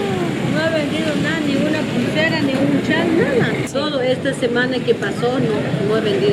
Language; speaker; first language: Spanish; non-native, local second language; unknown